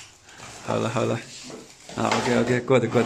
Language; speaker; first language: Chinese; native; Chinese